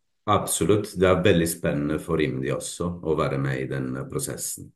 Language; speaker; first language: Norwegian; non-native, fluent; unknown